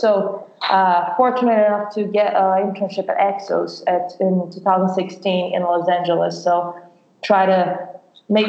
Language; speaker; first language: English; non-native, fluent; Portuguese